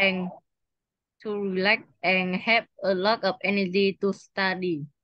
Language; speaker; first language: English; non-native, learner; Vietnamese